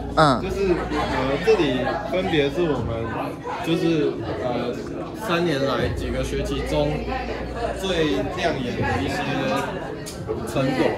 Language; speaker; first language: Chinese; native; Chinese